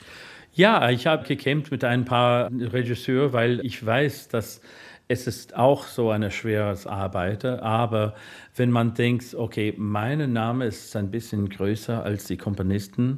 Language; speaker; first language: German; non-native, learner; English